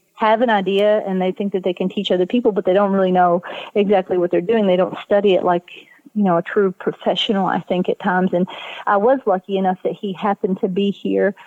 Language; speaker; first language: English; native; English